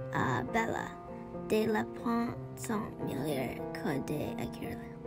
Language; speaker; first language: French; non-native, learner; English